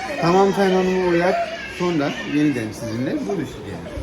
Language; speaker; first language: Turkish; non-native, learner; Punjabi